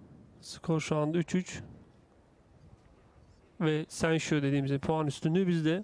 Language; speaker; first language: Turkish; native; Turkish